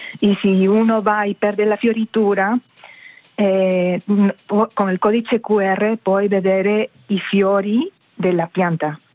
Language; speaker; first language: Italian; non-native, fluent; Spanish